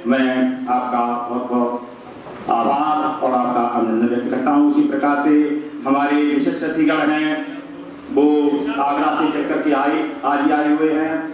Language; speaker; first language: Hindi; native; Hindi